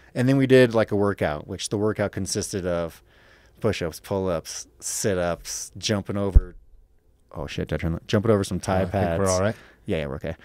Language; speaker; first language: English; native; English